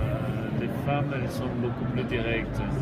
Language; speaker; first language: French; non-native, fluent; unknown